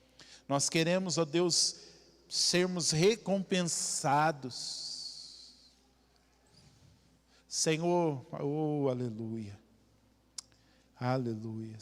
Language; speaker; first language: Portuguese; native; Portuguese